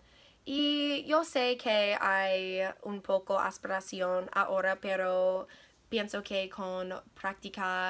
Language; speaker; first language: Spanish; non-native, learner; English